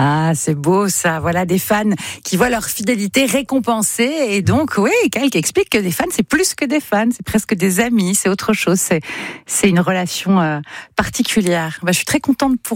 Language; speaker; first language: French; native; French